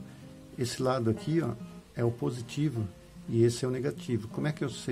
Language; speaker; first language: Portuguese; native; Portuguese